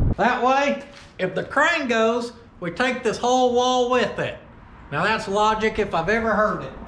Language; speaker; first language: English; native; English